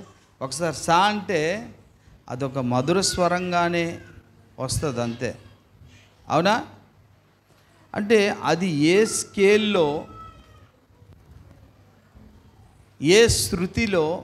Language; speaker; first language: Telugu; native; Telugu